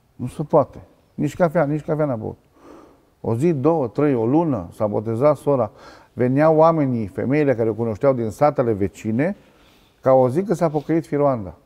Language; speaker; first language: Romanian; native; Romanian